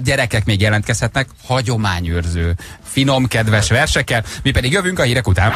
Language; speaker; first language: Hungarian; native; Hungarian